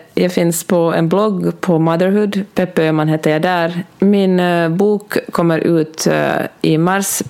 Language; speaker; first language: Swedish; native; Swedish